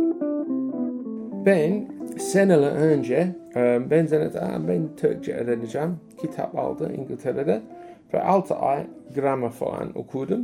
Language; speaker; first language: Turkish; non-native, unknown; English